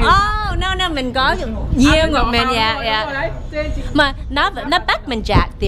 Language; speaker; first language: Vietnamese; early bilingual, heritage; Vietnamese